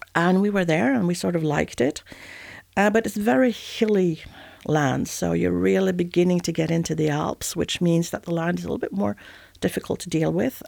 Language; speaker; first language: English; non-native, fluent; Swedish